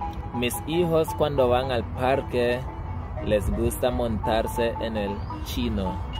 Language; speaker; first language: Spanish; native; Spanish